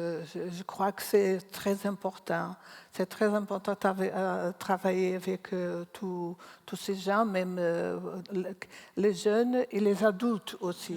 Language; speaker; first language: French; non-native, learner; Portuguese